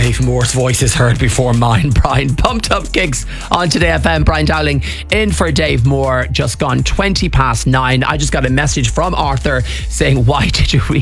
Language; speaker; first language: English; native; English